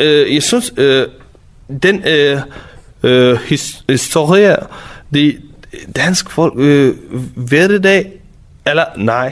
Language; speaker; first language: Danish; non-native, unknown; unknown